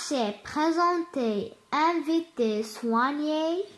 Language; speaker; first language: French; non-native, learner; Arabic